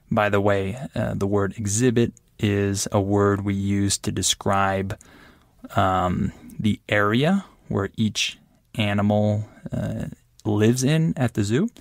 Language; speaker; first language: English; native; English